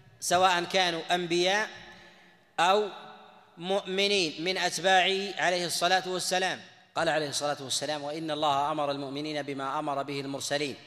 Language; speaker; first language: Arabic; native; Arabic